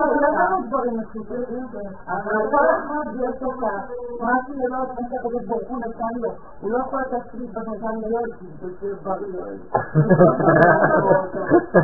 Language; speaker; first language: Hebrew; non-native, learner; French